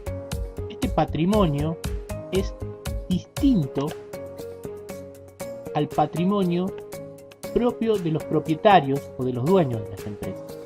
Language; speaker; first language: Spanish; native; Spanish